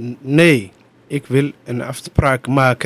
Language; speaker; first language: Dutch; non-native, learner; Somali